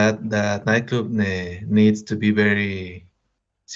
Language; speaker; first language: English; non-native, learner; Spanish